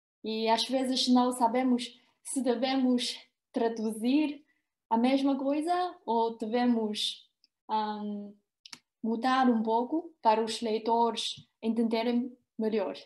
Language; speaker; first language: Portuguese; non-native, fluent; Chinese